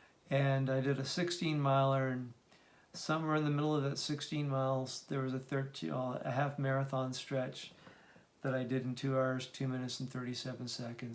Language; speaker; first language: English; native; English